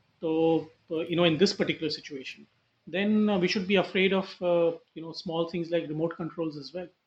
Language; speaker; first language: Hindi; non-native, local second language; Marathi